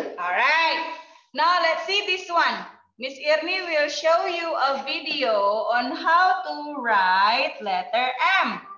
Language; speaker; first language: English; non-native, learner; Indonesian